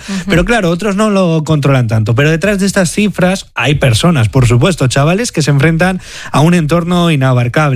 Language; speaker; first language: Spanish; native; Spanish